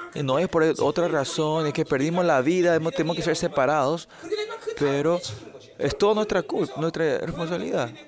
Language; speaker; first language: Spanish; non-native, fluent; Korean